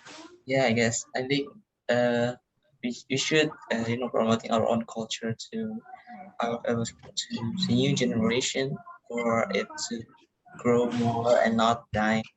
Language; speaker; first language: English; non-native, learner; Indonesian